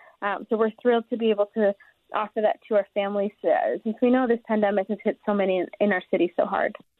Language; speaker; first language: English; native; English